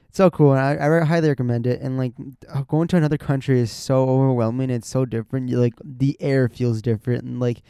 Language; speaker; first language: English; early bilingual, other home language; Spanish